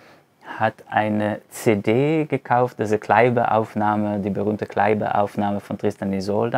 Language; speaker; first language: German; non-native, fluent; Hebrew